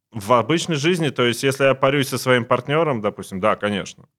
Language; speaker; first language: Russian; native; Russian